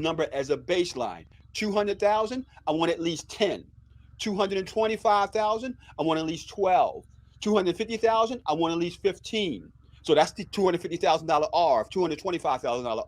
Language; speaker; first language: English; native; English